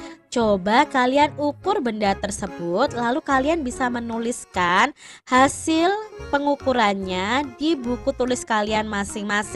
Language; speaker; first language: Indonesian; native; Indonesian